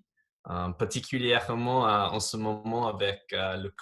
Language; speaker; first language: French; non-native, fluent; English